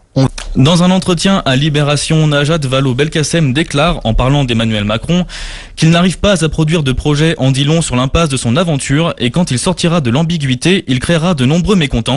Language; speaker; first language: French; native; French